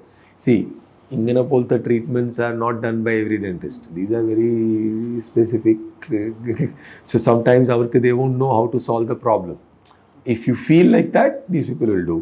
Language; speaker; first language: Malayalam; non-native, local second language; Tamil